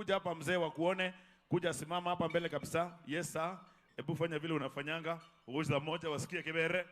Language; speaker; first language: Swahili; non-native, local second language; Meru